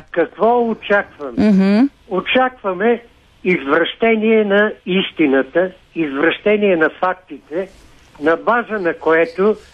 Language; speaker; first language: Bulgarian; native; Bulgarian